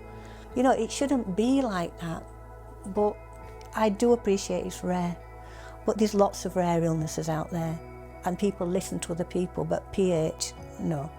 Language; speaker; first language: English; native; English